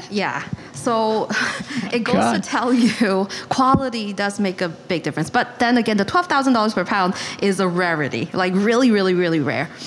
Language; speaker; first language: English; non-native, local second language; Chinese